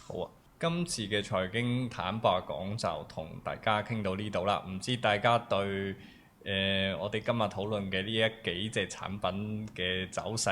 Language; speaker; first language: Cantonese; native; Cantonese